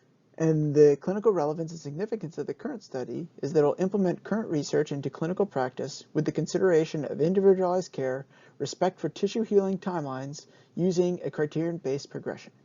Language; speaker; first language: English; native; English